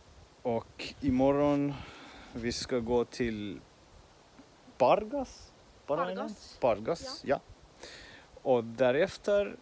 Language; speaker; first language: Swedish; non-native, learner; Finnish